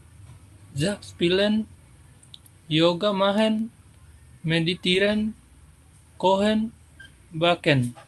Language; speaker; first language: German; non-native, learner; Indonesian